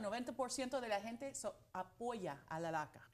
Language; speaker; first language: Spanish; non-native, fluent; English